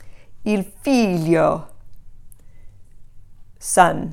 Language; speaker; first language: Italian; non-native, fluent; English